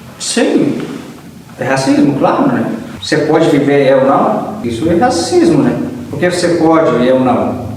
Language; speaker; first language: Portuguese; early bilingual, heritage; Arabic